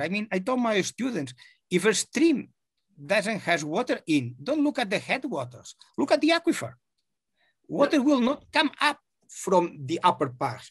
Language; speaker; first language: English; non-native, fluent; Catalan